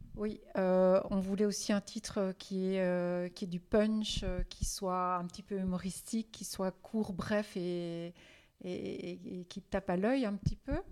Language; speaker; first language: French; native; French